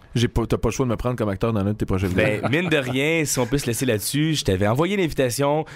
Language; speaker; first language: French; native; French